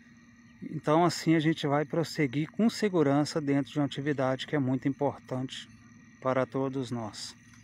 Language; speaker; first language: Portuguese; native; Portuguese